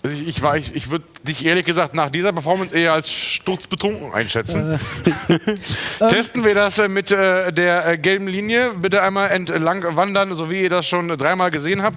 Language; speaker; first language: German; native; German